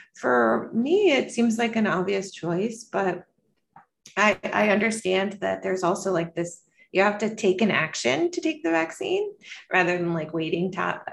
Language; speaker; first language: English; native; English